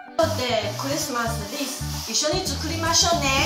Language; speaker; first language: Japanese; non-native, fluent; Chinese